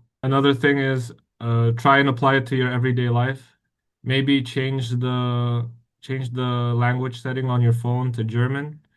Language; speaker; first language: English; non-native, fluent; Indonesian